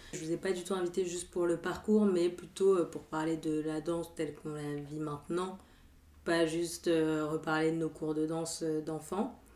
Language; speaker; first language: French; native; French